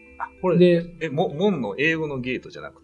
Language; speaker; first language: Japanese; native; Japanese